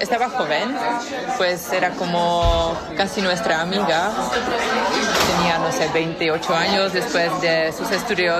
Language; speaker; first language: Spanish; non-native, fluent; Czech